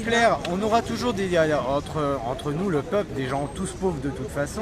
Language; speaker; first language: French; native; French